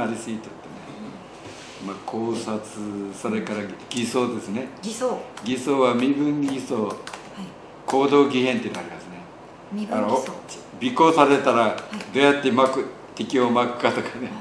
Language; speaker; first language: Japanese; native; Japanese